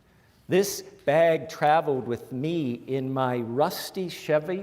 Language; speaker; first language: English; native; English